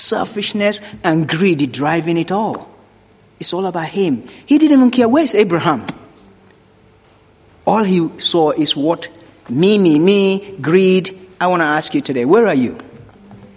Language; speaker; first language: English; non-native, local second language; Yoruba